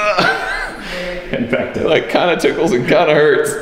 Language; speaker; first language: English; native; English